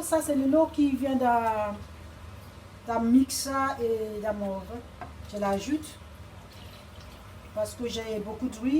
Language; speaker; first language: French; non-native, learner; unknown